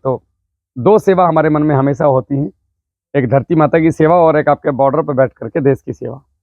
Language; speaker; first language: Hindi; native; Hindi